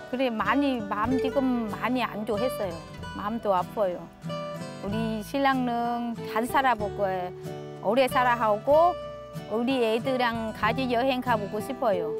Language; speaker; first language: Korean; non-native, learner; Vietnamese